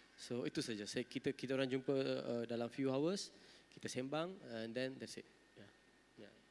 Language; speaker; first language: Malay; non-native, local second language; Tamil